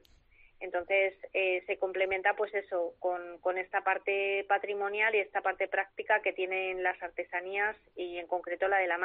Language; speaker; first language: Spanish; native; Spanish